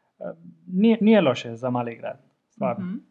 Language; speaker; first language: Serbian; non-native, fluent; Spanish